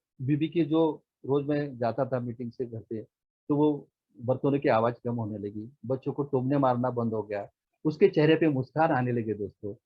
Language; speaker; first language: Hindi; non-native, local second language; Marathi